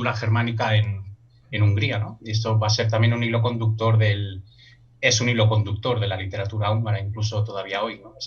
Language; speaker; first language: Spanish; native; Spanish